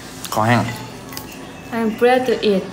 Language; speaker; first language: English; non-native, learner; Thai